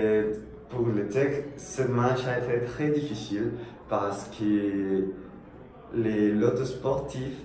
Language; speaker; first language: French; non-native, learner; Spanish